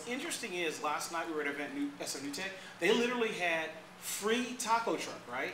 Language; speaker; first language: English; native; English